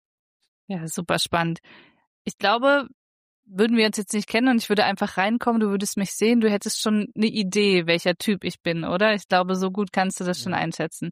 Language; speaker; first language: German; native; German